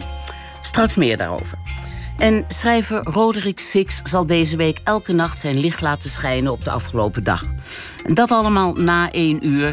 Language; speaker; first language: Dutch; native; Dutch